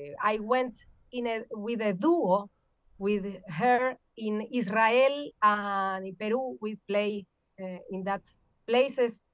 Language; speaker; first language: English; non-native, learner; Spanish